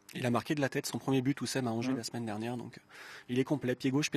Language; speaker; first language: French; native; French